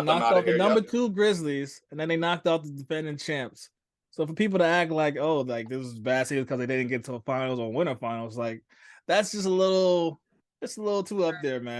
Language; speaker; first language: English; native; English